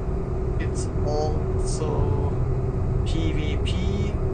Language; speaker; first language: English; non-native, fluent; German